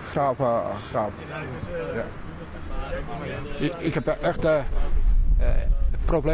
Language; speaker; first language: Dutch; non-native, learner; Turkish